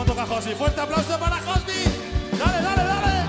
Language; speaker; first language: Spanish; native; Spanish